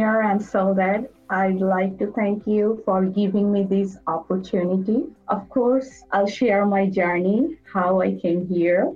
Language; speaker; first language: English; non-native, local second language; Bangla